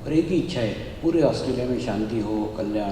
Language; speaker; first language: Hindi; native; Hindi